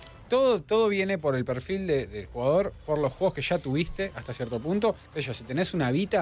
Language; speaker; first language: Spanish; native; Spanish